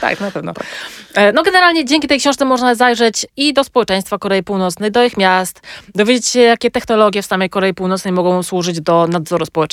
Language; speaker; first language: Polish; native; Polish